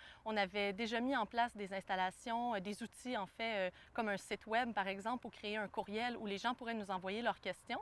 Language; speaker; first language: French; native; French